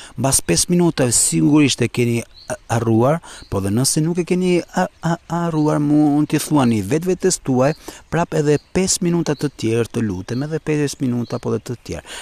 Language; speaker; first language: Albanian; early bilingual, heritage; Albanian